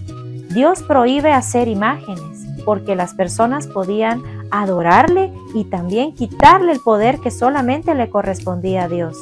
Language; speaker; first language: Spanish; native; Spanish